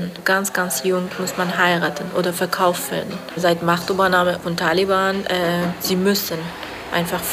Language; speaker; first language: German; non-native, learner; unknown